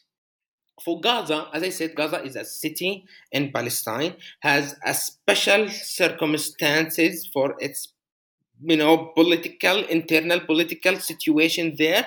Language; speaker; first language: English; non-native, fluent; Arabic